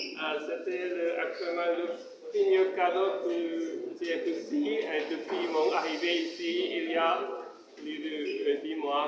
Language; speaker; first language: French; non-native, fluent; Korean